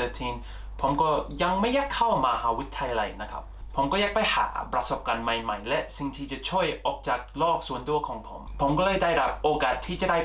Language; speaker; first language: Thai; non-native, fluent; English